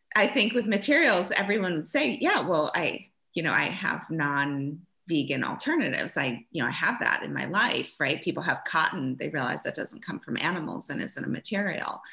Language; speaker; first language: English; early bilingual, other home language; German